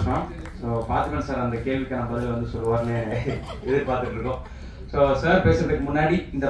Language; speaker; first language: Tamil; native; Tamil